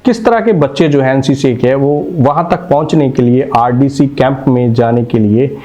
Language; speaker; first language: Hindi; non-native, local second language; Punjabi